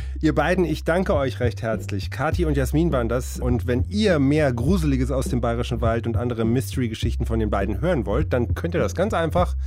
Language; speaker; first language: German; native; German